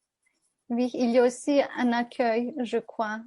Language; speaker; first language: French; non-native, fluent; Turkish